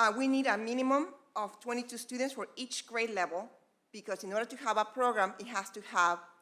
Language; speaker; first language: English; non-native, fluent; Spanish